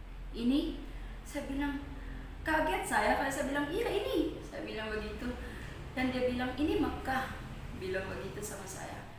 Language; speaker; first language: Indonesian; non-native, fluent; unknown